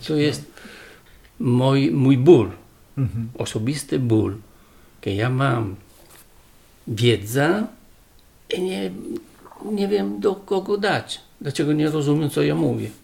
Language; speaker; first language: Polish; non-native, learner; Italian